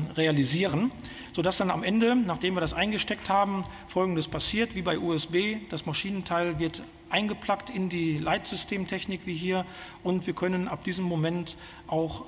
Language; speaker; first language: German; native; German